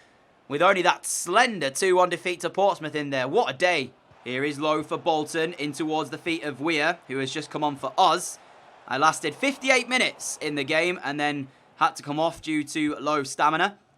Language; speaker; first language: English; native; English